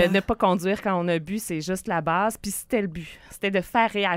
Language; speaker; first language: French; native; French